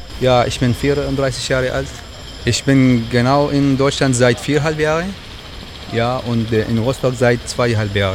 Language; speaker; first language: German; non-native, learner; Arabic